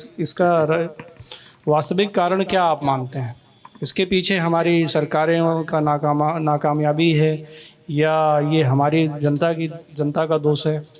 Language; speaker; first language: Hindi; native; Hindi